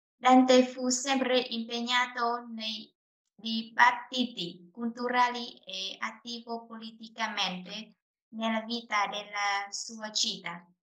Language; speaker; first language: Italian; non-native, fluent; Vietnamese